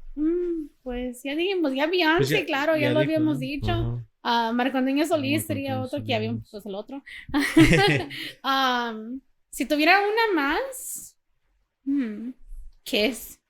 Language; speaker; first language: Spanish; early bilingual, heritage; Spanish